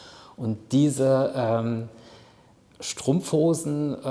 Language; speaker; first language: German; native; German